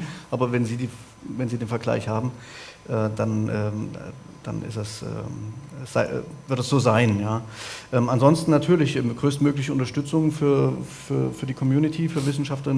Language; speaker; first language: German; native; German